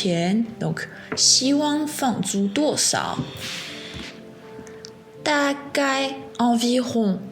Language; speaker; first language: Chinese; non-native, fluent; French